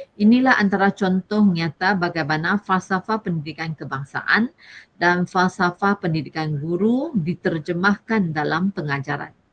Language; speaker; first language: Malay; non-native, local second language; Chinese